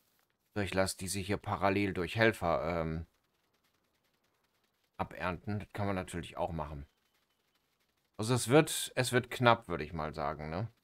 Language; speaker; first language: German; native; German